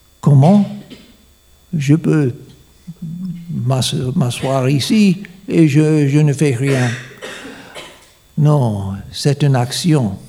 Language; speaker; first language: French; non-native, fluent; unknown